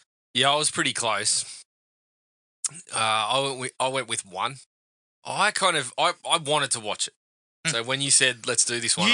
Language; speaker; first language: English; native; English